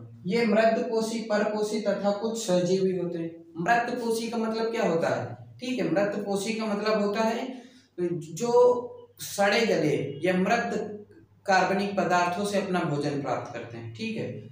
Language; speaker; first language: Hindi; native; Hindi